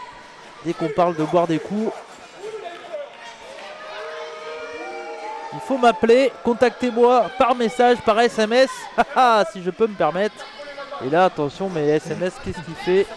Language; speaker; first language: French; native; French